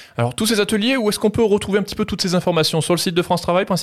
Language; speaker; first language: French; native; French